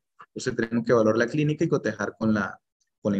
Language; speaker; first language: Spanish; native; Spanish